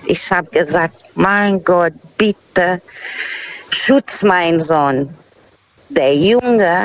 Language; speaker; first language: German; non-native, learner; Portuguese